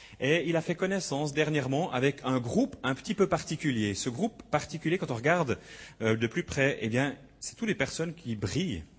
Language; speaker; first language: French; native; French